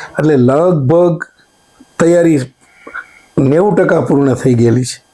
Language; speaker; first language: Gujarati; native; Gujarati